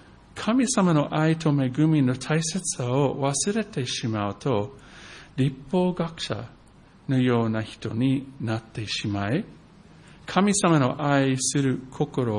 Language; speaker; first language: Japanese; non-native, fluent; English